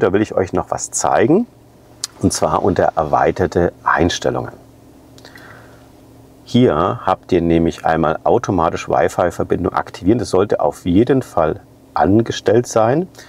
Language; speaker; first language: German; native; German